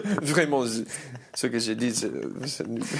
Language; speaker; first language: French; non-native, learner; English